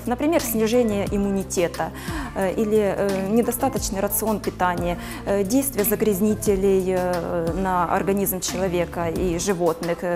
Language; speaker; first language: Russian; native; Russian